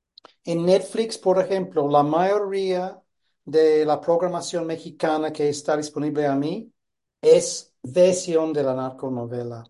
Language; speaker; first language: Spanish; non-native, fluent; English